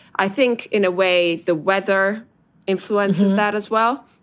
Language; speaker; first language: English; non-native, fluent; Italian